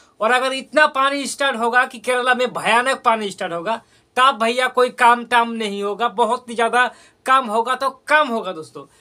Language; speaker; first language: Hindi; non-native, local second language; Bangla